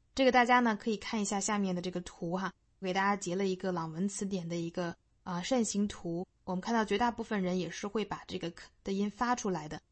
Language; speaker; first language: Chinese; native; Chinese